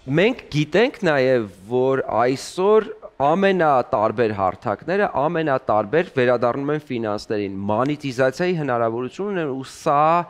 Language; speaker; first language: Armenian; native; Armenian